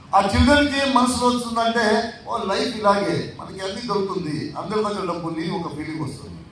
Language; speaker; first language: Telugu; non-native, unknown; Tulu